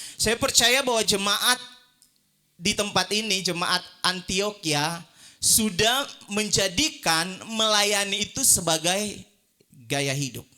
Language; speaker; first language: Indonesian; native; Indonesian